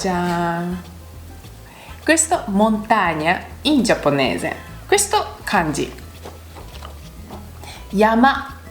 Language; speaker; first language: Italian; non-native, learner; Japanese